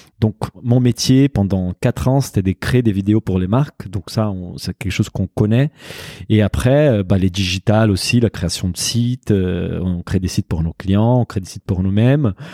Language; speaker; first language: French; non-native, fluent; Portuguese